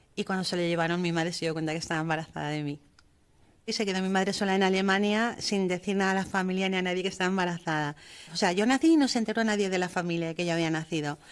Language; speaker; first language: Spanish; early bilingual, heritage; German